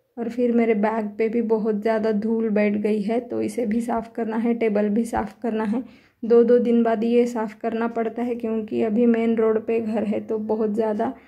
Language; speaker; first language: Hindi; non-native, local second language; Marathi